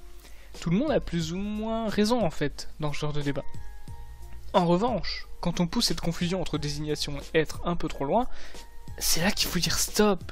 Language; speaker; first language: French; native; French